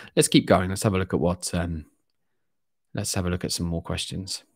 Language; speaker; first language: English; native; English